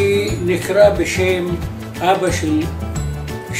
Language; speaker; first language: Hebrew; non-native, fluent; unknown